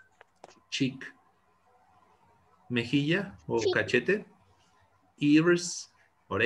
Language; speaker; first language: Spanish; native; Spanish